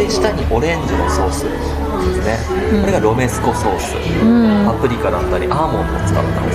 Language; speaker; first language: Japanese; native; Japanese